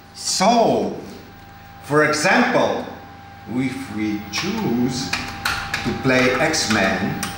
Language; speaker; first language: English; non-native, fluent; Bulgarian